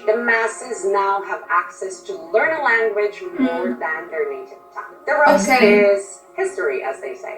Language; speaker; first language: English; non-native, local second language; Filipino